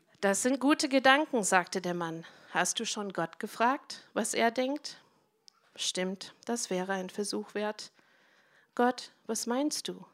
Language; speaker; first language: German; non-native, fluent; English